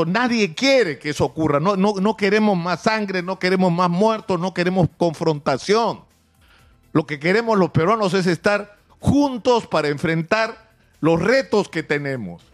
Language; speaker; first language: Spanish; native; Spanish